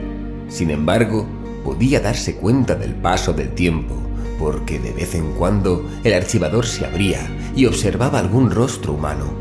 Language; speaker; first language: Spanish; native; Spanish